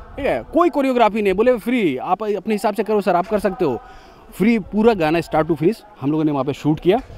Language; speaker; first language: Hindi; native; Hindi